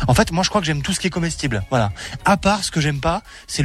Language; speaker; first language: French; native; French